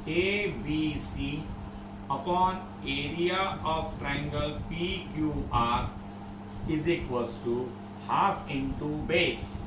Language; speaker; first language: Hindi; non-native, local second language; Marathi